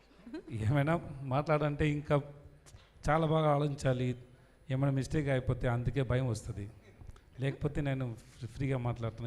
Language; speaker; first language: Telugu; non-native, learner; Tamil